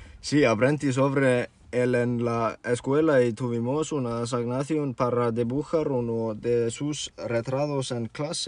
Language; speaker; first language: Spanish; non-native, learner; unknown